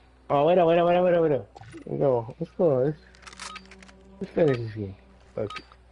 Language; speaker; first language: English; early bilingual, other home language; Spanish